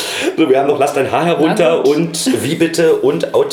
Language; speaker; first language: German; native; German